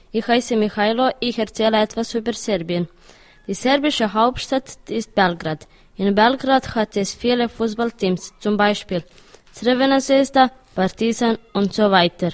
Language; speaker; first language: German; early bilingual, other home language; Serbian